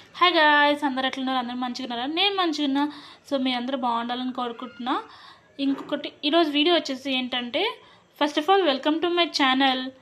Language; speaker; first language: Telugu; non-native, local second language; Lambadi